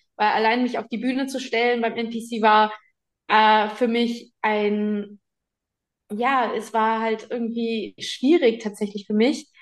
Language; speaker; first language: German; native; German